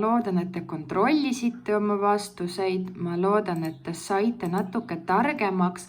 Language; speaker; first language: Estonian; non-native, local second language; Russian